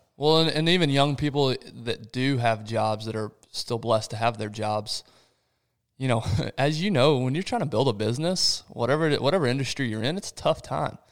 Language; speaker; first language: English; early bilingual, other home language; Portuguese